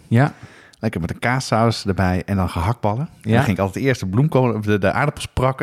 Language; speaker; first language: Dutch; native; Dutch